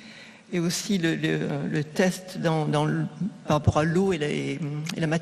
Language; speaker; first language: French; native; French